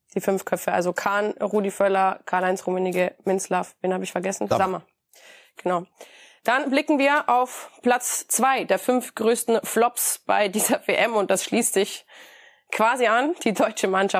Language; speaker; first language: German; native; German